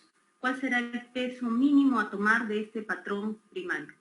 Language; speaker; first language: Spanish; native; Spanish